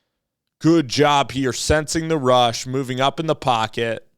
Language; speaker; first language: English; native; English